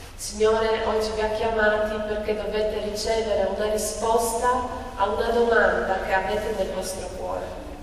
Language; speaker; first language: Italian; non-native, fluent; Polish